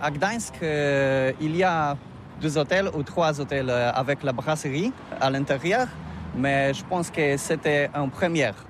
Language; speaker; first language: French; non-native, learner; Polish